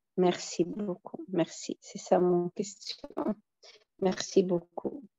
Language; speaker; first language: French; non-native, local second language; Arabic